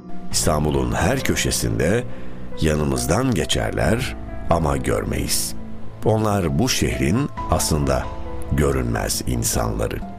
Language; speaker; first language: Turkish; native; Turkish